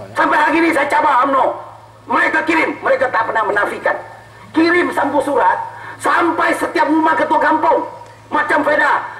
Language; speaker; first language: Malay; non-native, local second language; Chinese